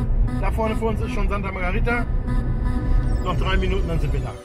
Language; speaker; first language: German; native; German